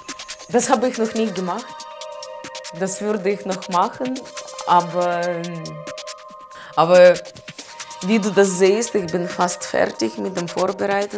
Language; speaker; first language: German; non-native, learner; Russian